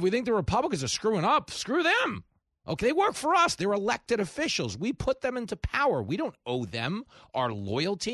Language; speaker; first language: English; native; English